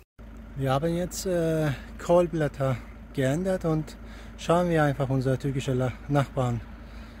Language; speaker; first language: German; non-native, fluent; Turkish